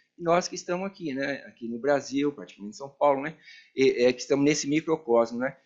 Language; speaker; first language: Portuguese; native; Portuguese